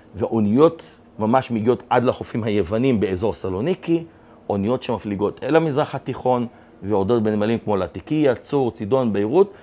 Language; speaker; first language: Hebrew; non-native, local second language; Adyghe